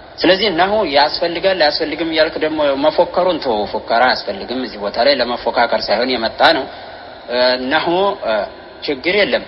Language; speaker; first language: Amharic; native; Amharic